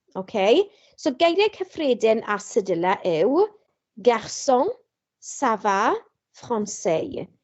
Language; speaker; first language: Welsh; non-native, local second language; English